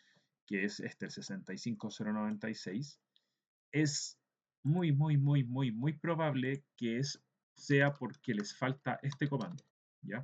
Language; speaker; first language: Spanish; native; Spanish